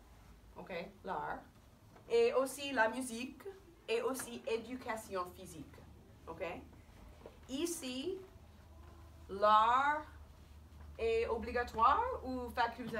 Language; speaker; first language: French; non-native, fluent; English